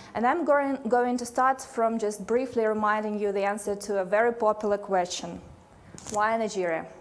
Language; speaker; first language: English; non-native, fluent; Russian